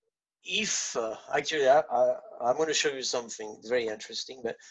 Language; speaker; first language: English; non-native, fluent; French